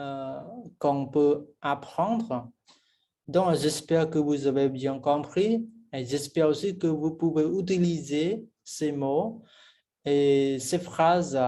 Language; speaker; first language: French; non-native, fluent; Khmer